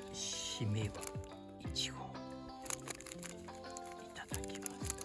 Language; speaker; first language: Japanese; native; Japanese